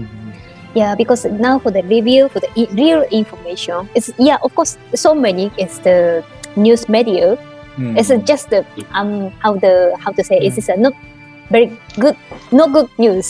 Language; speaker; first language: English; non-native, learner; Japanese